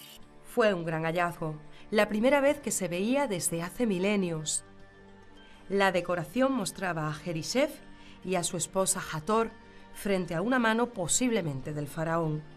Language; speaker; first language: Spanish; native; Spanish